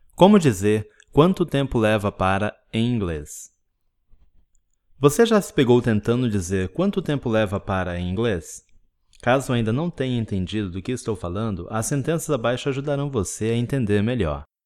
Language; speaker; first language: Portuguese; native; Portuguese